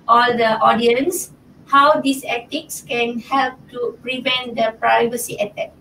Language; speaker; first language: English; non-native, local second language; Malay